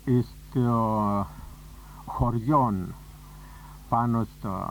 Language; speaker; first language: Greek; native; Greek